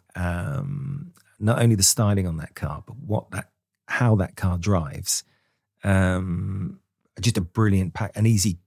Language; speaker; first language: English; native; English